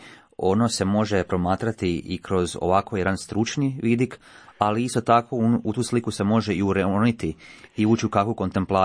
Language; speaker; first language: Croatian; native; Croatian